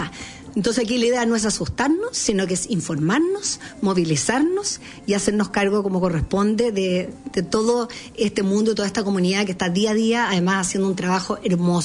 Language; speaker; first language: Spanish; native; Spanish